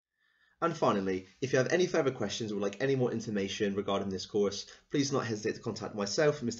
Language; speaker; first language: English; native; English